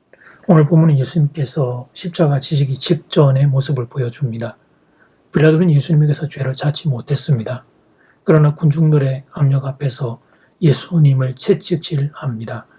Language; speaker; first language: Korean; native; Korean